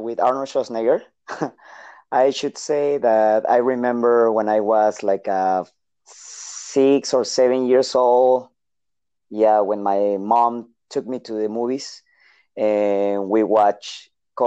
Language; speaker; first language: English; non-native, learner; Spanish